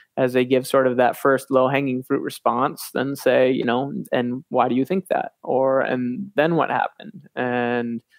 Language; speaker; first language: English; native; English